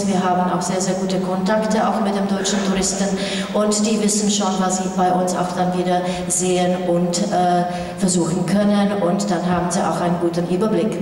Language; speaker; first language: German; non-native, fluent; Czech